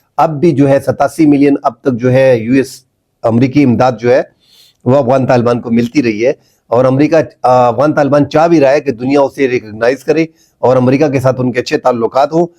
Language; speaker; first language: Urdu; non-native, local second language; Pashto